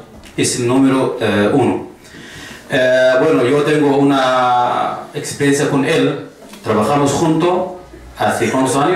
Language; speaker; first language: Spanish; non-native, fluent; Arabic